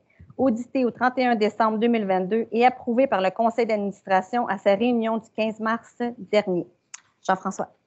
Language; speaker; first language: French; native; French